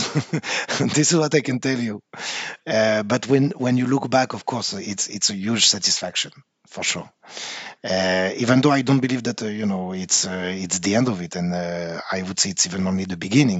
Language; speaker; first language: English; non-native, fluent; French